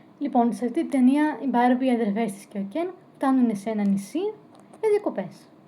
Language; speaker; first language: Greek; native; Greek